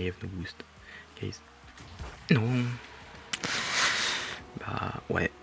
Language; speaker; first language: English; non-native, learner; French